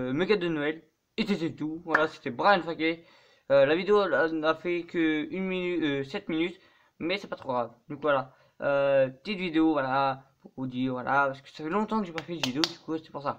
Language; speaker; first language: French; native; French